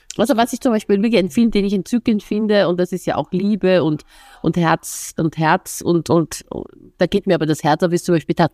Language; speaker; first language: German; native; German